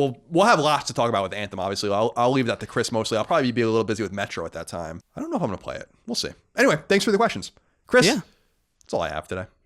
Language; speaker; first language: English; native; English